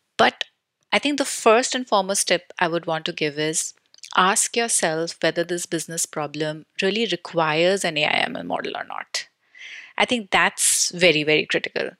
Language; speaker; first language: English; non-native, local second language; Hindi